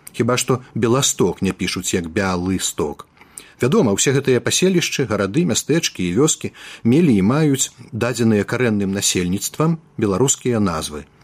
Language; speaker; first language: Belarusian; native; Belarusian